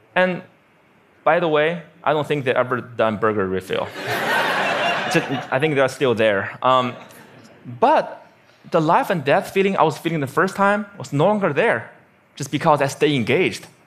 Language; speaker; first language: English; non-native, fluent; Chinese